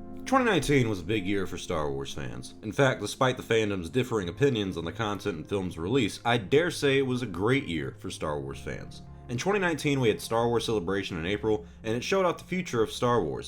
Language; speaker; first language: English; native; English